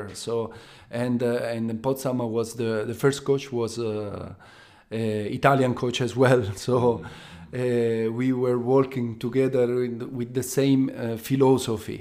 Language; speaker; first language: English; non-native, learner; Italian